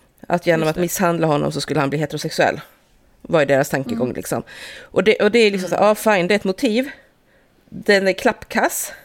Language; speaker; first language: Swedish; native; Swedish